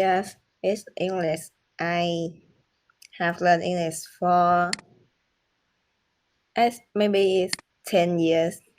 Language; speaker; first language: English; non-native, learner; Vietnamese